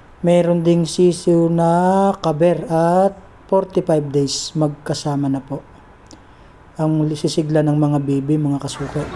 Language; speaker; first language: Filipino; native; Filipino